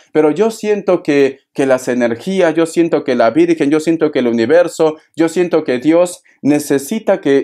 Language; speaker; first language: Spanish; native; Spanish